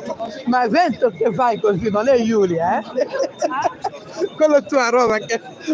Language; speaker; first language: Italian; non-native, learner; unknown